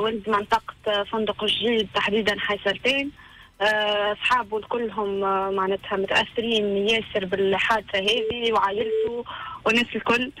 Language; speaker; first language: Arabic; native; Arabic